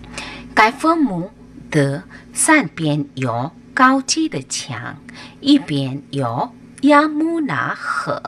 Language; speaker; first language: Chinese; non-native, learner; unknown